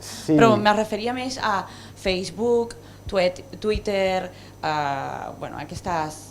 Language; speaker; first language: Catalan; non-native, local second language; Spanish